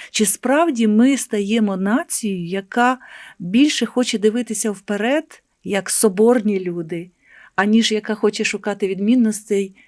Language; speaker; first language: Ukrainian; native; Ukrainian